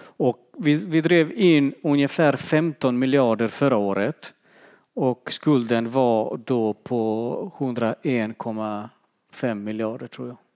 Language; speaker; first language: Swedish; non-native, fluent; Bosnian